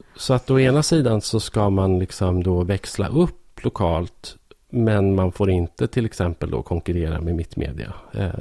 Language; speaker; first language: Swedish; native; Swedish